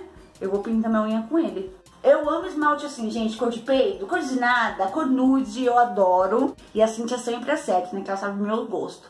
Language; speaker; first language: Portuguese; native; Portuguese